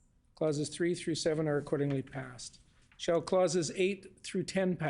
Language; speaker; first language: English; native; English